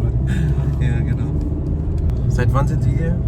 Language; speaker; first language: German; non-native, learner; Hindi